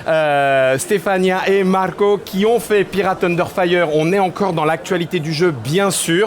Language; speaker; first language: French; native; French